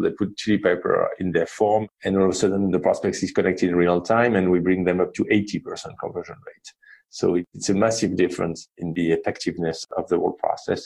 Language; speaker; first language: English; non-native, fluent; French